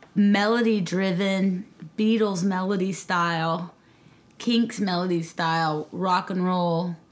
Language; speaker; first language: English; native; English